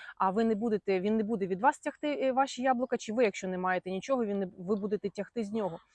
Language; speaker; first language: Ukrainian; non-native, local second language; Russian